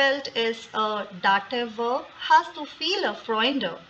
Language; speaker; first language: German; non-native, fluent; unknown